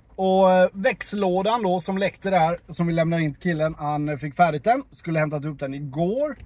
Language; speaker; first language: Swedish; native; Swedish